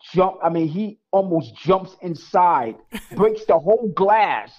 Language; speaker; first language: English; native; English